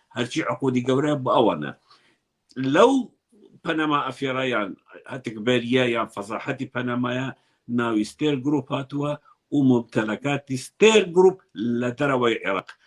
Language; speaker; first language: Central Kurdish; non-native, local second language; Kurdish